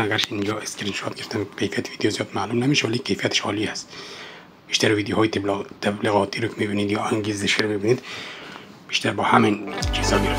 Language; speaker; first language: Persian; native; Persian